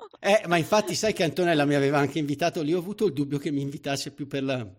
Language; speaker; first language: Italian; native; Italian